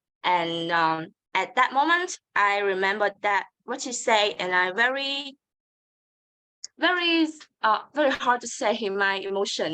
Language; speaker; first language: English; non-native, learner; Vietnamese